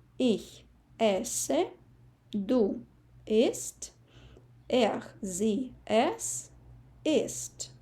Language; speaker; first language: German; non-native, fluent; Ukrainian